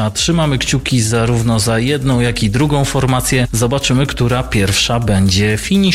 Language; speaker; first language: Polish; native; Polish